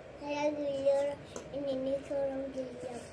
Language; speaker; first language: Turkish; early bilingual, other home language; Persian